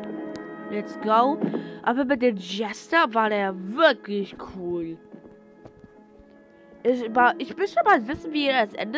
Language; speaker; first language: German; non-native, learner; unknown